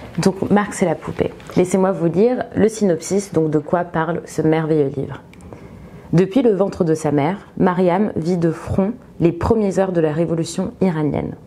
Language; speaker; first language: French; early bilingual, other home language; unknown